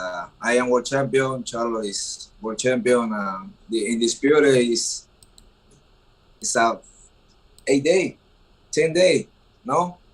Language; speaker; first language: English; non-native, learner; Spanish